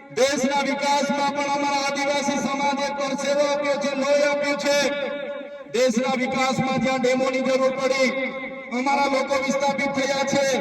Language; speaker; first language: Gujarati; non-native, local second language; Vasavi